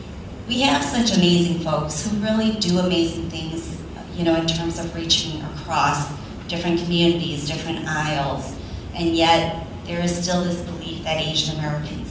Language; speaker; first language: English; early bilingual, other home language; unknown